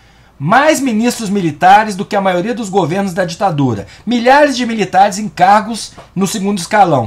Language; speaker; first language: Portuguese; native; Portuguese